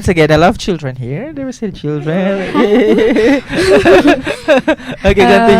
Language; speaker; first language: English; non-native, learner; Indonesian